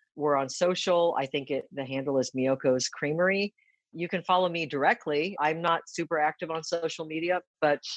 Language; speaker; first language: English; early bilingual, other home language; Japanese